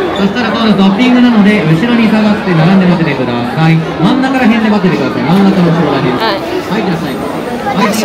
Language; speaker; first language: Japanese; native; Japanese